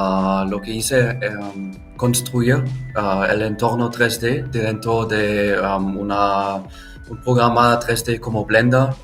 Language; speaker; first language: Spanish; non-native, fluent; German